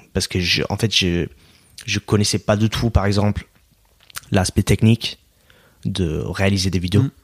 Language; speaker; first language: French; non-native, fluent; English